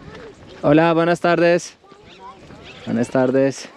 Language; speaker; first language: Spanish; non-native, learner; Turkish